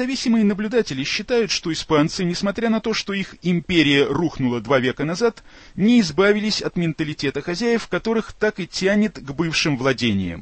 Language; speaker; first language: Russian; native; Russian